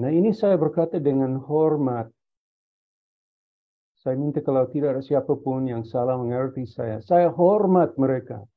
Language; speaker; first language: Indonesian; non-native, fluent; English